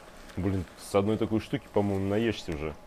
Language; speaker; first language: Russian; native; Russian